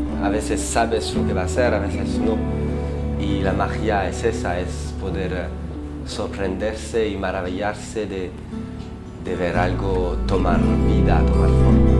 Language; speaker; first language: Spanish; non-native, fluent; French